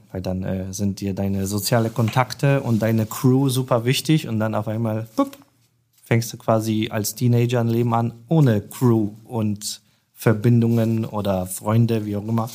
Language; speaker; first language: German; non-native, fluent; Polish